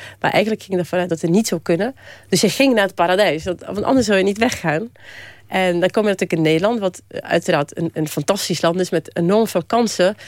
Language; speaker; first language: Dutch; early bilingual, other home language; Polish